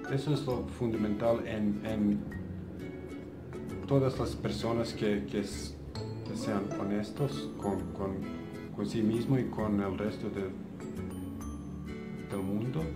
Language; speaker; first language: Spanish; non-native, fluent; Bosnian